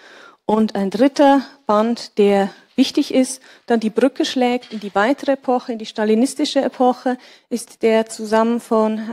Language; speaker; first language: German; native; German